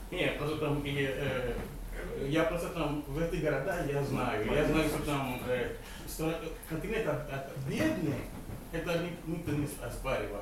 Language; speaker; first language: Russian; non-native, fluent; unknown